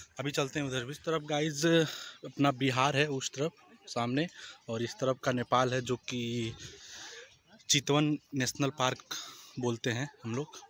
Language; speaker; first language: Hindi; native; Hindi